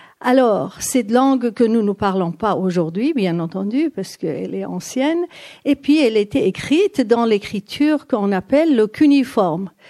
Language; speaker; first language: French; non-native, fluent; Persian